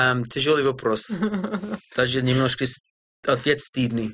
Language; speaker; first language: Russian; non-native, fluent; English